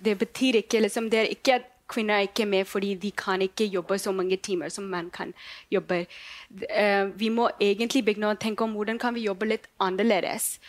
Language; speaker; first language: Norwegian; non-native, learner; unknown